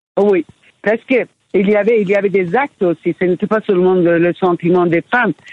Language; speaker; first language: French; non-native, fluent; Persian